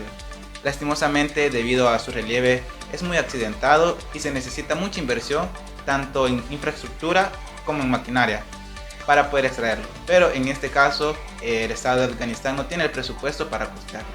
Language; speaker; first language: Spanish; native; Spanish